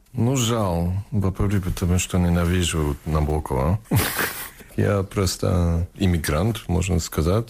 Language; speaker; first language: Russian; non-native, fluent; English